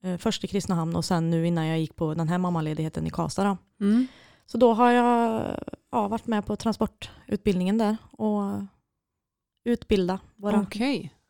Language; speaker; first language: Swedish; native; Swedish